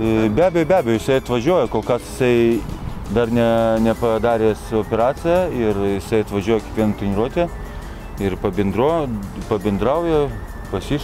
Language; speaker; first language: Lithuanian; non-native, local second language; Russian